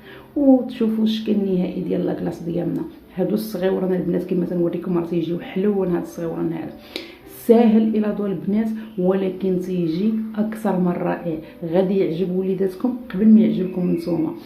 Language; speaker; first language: Arabic; native; Arabic